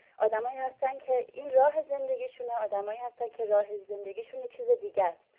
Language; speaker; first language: Persian; early bilingual, heritage; Persian